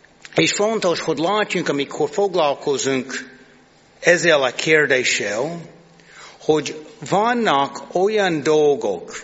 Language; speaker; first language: Hungarian; non-native, fluent; English